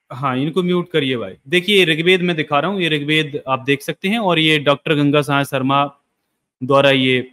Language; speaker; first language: Hindi; native; Hindi